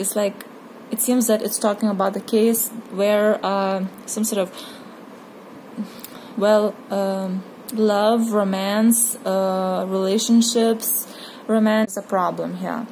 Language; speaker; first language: English; non-native, fluent; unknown